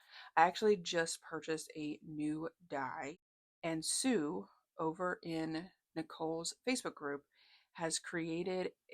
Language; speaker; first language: English; native; English